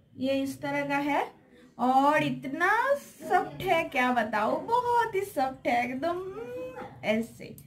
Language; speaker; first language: Hindi; non-native, local second language; Bangla